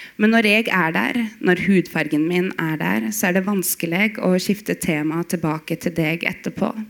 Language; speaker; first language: Norwegian; native; Norwegian